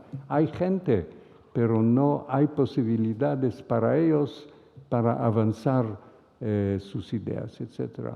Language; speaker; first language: Spanish; non-native, fluent; Hebrew